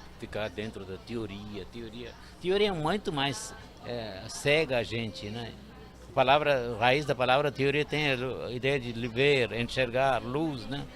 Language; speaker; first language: Portuguese; non-native, fluent; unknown